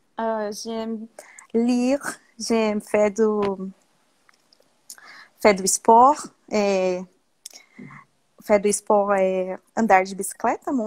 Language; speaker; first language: French; non-native, learner; Portuguese